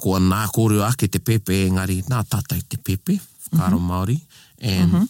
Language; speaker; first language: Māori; non-native, local second language; English